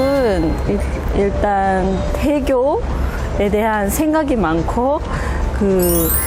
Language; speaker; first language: Korean; non-native, fluent; English